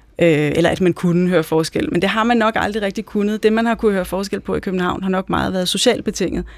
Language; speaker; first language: Danish; native; Danish